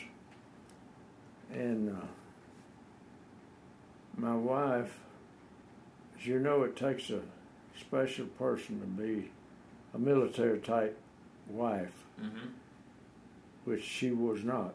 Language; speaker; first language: English; native; English